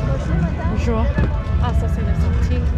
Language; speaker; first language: French; non-native, fluent; English